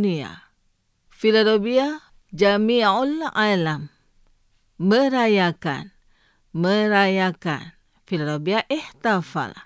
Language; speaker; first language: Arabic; non-native, fluent; Indonesian